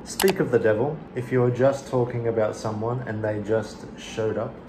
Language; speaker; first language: English; native; English